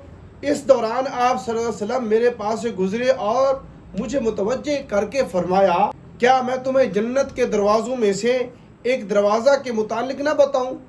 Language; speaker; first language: Urdu; native; Urdu